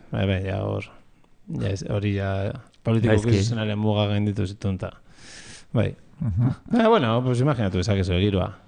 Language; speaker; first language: Basque; native; Basque